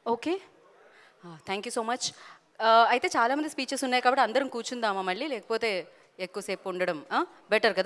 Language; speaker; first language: Telugu; native; Telugu